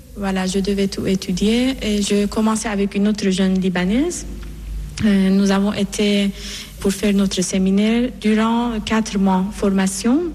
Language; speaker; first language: French; non-native, fluent; Persian